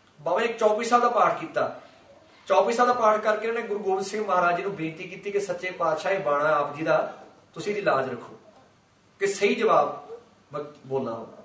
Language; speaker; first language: Punjabi; early bilingual, heritage; Punjabi